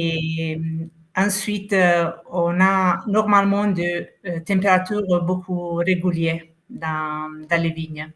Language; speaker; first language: French; non-native, fluent; Italian